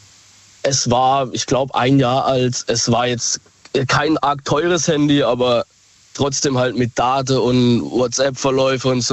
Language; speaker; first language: German; native; German